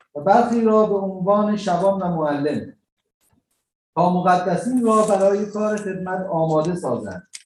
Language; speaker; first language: Persian; native; Persian